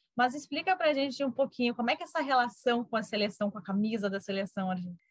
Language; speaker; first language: Portuguese; native; Portuguese